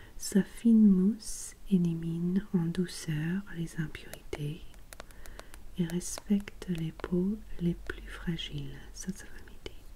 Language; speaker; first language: French; non-native, fluent; English